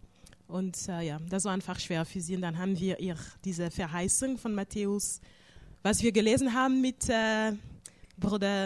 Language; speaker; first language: German; non-native, fluent; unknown